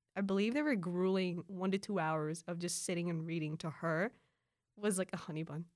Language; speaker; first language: English; early bilingual, other home language; Filipino